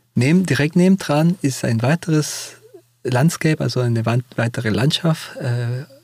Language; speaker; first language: German; non-native, fluent; Spanish